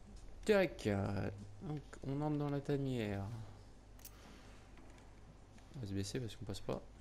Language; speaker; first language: French; native; French